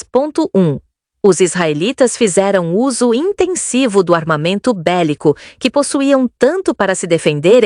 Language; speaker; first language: Portuguese; native; Portuguese